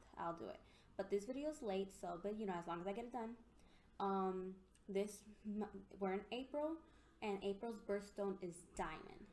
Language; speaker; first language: English; native; English